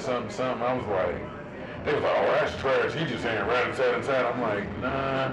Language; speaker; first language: English; native; English